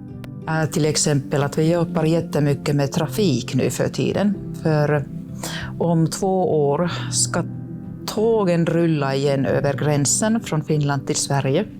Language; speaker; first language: Swedish; non-native, local second language; Finnish